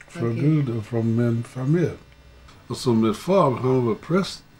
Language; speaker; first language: Norwegian; non-native, fluent; English